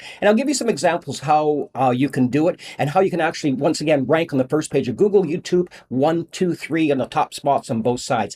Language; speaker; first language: English; native; English